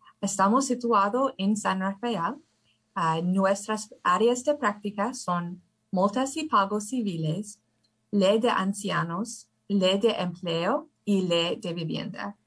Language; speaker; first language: Spanish; early bilingual, heritage; English